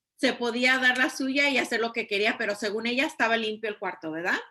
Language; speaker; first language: Spanish; early bilingual, heritage; Spanish